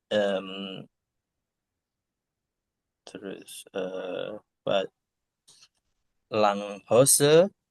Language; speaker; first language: German; non-native, learner; Indonesian